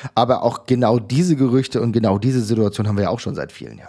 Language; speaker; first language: German; native; German